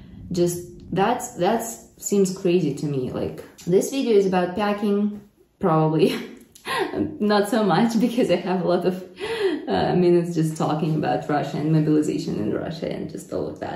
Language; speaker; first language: English; non-native, fluent; Russian